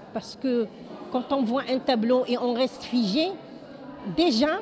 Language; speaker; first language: French; non-native, local second language; Arabic